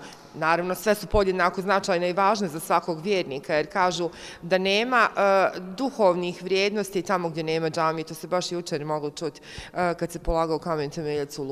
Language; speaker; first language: Croatian; native; Croatian